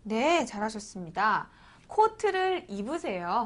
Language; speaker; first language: Korean; native; Korean